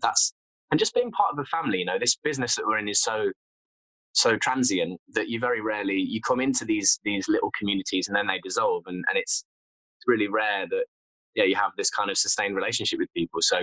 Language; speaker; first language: English; native; English